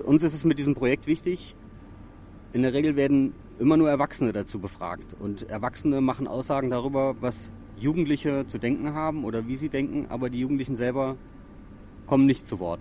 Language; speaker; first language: German; native; German